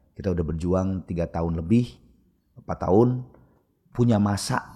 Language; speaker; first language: Indonesian; native; Indonesian